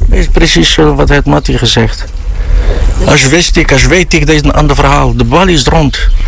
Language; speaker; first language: Dutch; non-native, fluent; Arabic